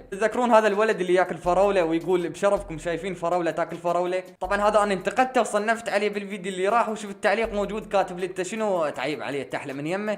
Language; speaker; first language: Arabic; native; Arabic